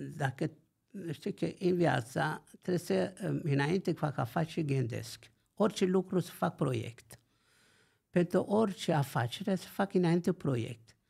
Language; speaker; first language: Romanian; non-native, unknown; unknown